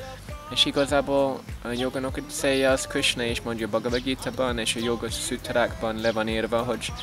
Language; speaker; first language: Hungarian; non-native, fluent; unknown